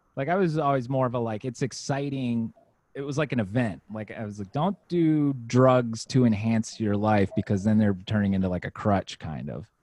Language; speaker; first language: English; native; English